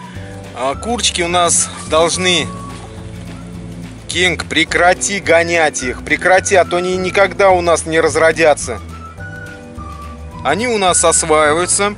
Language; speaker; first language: Russian; native; Russian